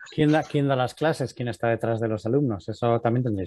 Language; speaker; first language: Spanish; native; Spanish